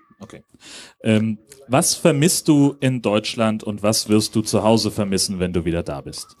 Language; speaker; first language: German; native; German